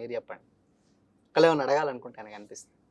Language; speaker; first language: Telugu; native; Telugu